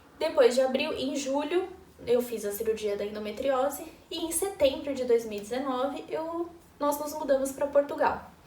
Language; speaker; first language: Portuguese; native; Portuguese